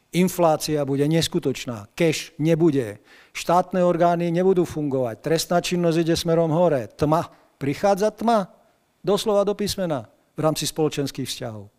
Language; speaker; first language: Slovak; non-native, local second language; Hungarian